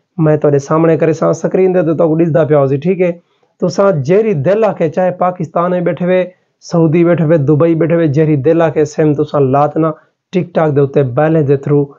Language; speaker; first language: Punjabi; native; Punjabi